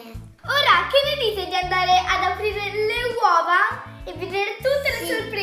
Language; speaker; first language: Italian; native; Italian